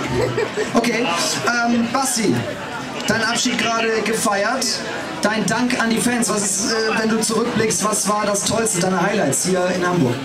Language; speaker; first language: German; native; German